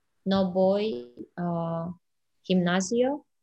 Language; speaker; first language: Spanish; non-native, learner; English